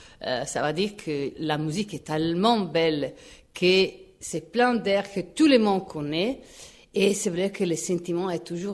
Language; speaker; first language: French; non-native, fluent; Italian